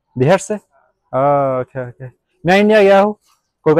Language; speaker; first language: Hindi; non-native, learner; Bangla